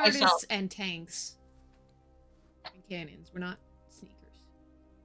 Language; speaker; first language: English; native; English